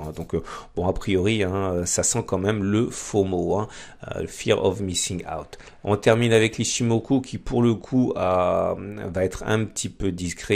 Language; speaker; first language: French; native; French